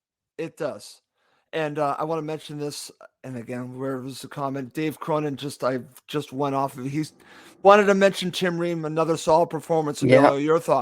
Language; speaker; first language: English; native; English